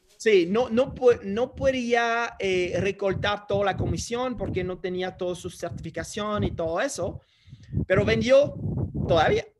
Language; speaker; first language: Spanish; non-native, fluent; English